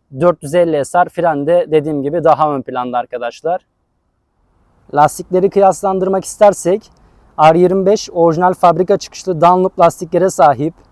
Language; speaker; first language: Turkish; native; Turkish